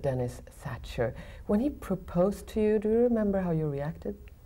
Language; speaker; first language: English; non-native, fluent; Swedish